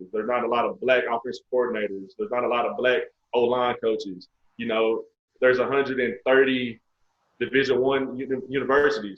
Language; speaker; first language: English; native; English